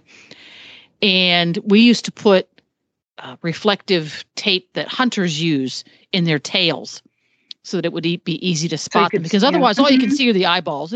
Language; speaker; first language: English; native; English